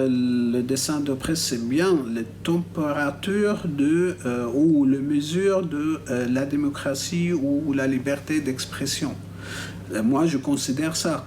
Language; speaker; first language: French; non-native, fluent; Arabic